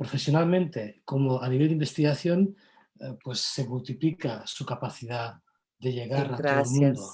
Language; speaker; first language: Spanish; non-native, local second language; Catalan